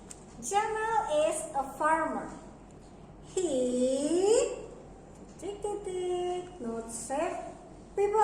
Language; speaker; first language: English; non-native, learner; Indonesian